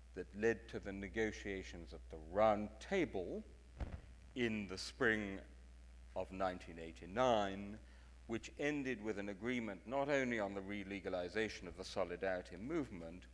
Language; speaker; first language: English; native; English